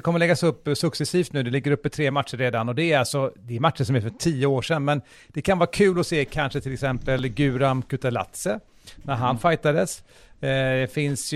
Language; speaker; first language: Swedish; native; Swedish